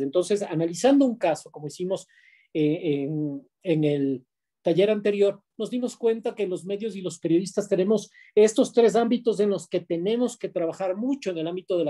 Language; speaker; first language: Spanish; native; Spanish